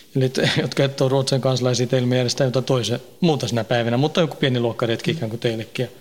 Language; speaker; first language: Finnish; early bilingual, heritage; Finnish